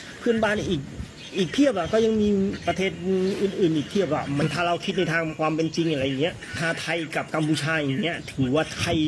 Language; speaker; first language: Thai; native; Thai